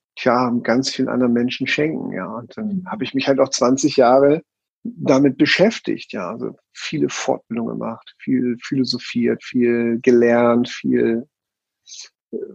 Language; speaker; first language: German; native; German